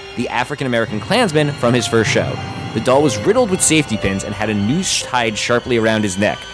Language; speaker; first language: English; native; English